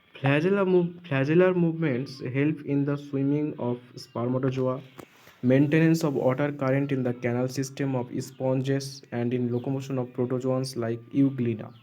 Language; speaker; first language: English; non-native, local second language; Bangla